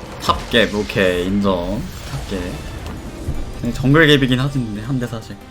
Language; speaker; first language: Korean; native; Korean